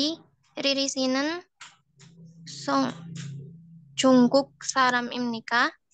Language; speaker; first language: Korean; non-native, learner; Indonesian